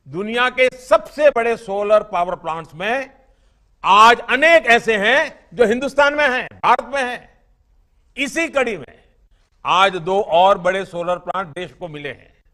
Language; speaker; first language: Hindi; non-native, local second language; Gujarati